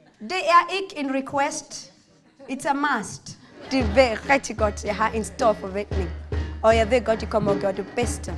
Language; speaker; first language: Danish; non-native, fluent; Swahili